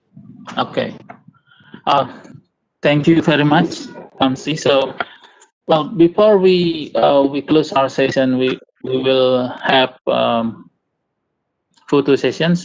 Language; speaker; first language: English; non-native, fluent; Indonesian